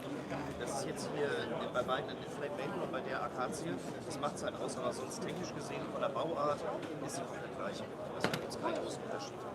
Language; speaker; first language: German; native; German